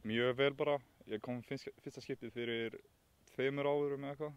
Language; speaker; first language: Icelandic; non-native, learner; Swedish